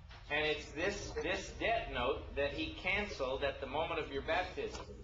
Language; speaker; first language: English; native; English